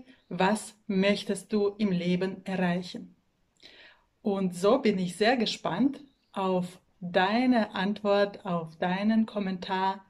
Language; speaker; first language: German; non-native, fluent; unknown